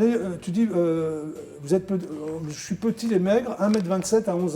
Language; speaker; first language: French; native; French